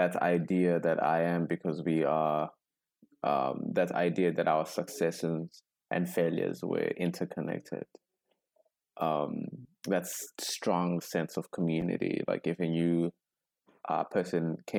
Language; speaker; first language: English; non-native, local second language; Zulu